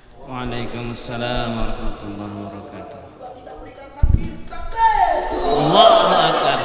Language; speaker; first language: Indonesian; native; Indonesian